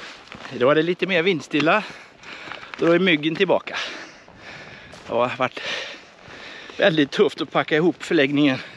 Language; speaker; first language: Swedish; native; Swedish